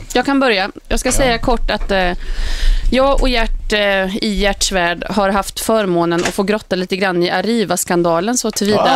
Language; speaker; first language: Swedish; native; Swedish